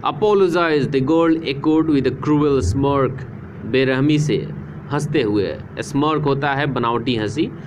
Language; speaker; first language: Hindi; native; Hindi